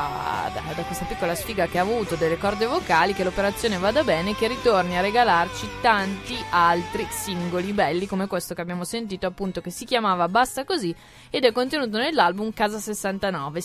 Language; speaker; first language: Italian; native; Italian